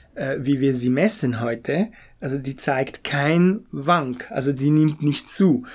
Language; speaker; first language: German; native; German